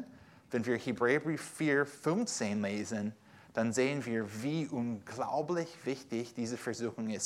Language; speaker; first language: German; non-native, fluent; English